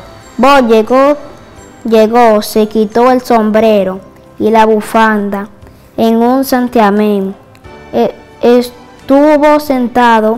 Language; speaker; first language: Spanish; native; Spanish